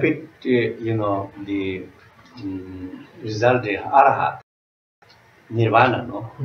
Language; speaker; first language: English; non-native, learner; Tibetan